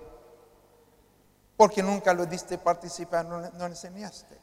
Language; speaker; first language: Spanish; non-native, fluent; Haitian Creole